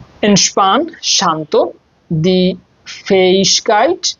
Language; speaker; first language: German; non-native, fluent; Bangla